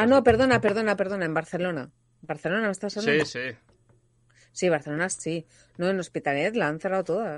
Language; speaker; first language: Spanish; native; Spanish